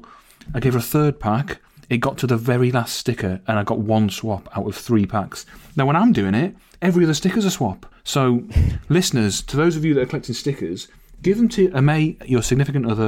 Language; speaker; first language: English; native; English